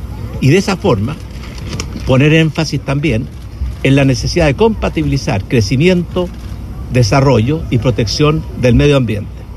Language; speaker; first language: Spanish; native; Spanish